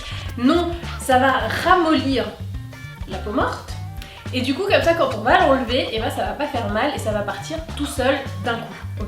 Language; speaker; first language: French; native; French